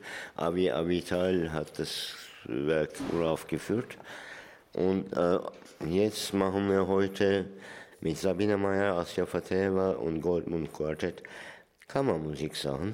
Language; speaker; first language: German; non-native, fluent; Turkish